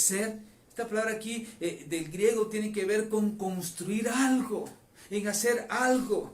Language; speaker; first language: Spanish; native; Spanish